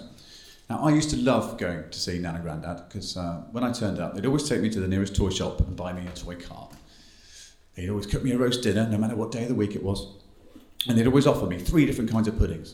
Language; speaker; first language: English; native; English